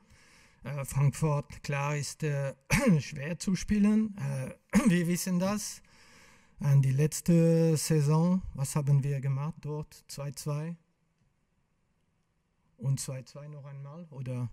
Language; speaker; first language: German; non-native, local second language; French